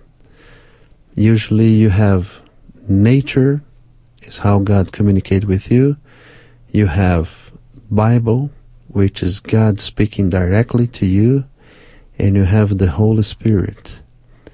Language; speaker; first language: English; non-native, fluent; Portuguese